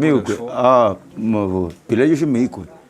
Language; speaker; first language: Chinese; non-native, local second language; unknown